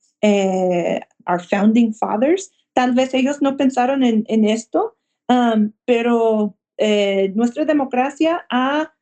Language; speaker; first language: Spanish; early bilingual, heritage; Spanish